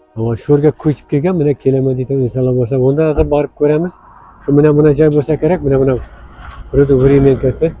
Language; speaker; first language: Uzbek; non-native, local second language; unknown